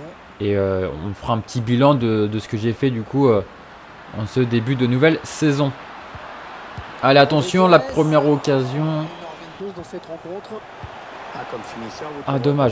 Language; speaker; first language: French; native; French